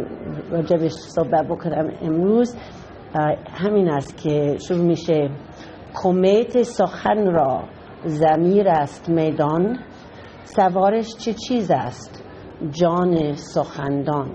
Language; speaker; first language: Persian; non-native, fluent; English